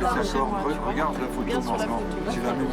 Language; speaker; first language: French; native; French